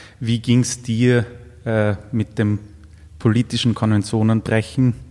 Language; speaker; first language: German; native; German